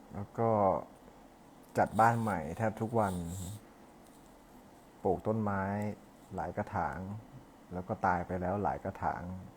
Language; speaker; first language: Thai; native; Thai